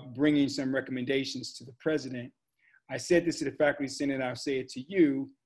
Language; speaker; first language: English; native; English